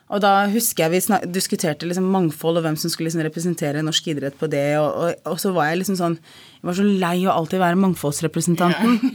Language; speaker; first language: Norwegian; early bilingual, other home language; Arabic